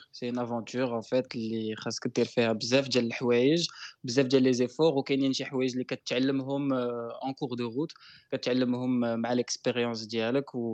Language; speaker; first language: French; non-native, local second language; Arabic